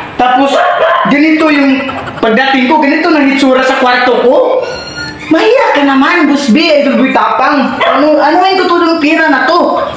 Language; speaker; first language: Filipino; non-native, local second language; Cebuano